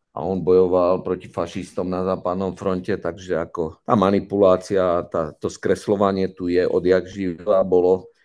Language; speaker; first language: Slovak; native; Slovak